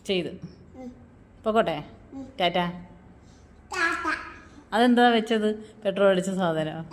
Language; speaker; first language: Malayalam; native; Malayalam